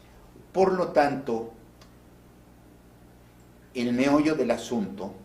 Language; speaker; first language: Spanish; native; Spanish